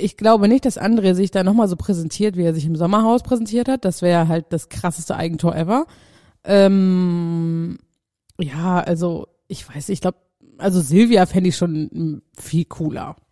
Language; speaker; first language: German; native; German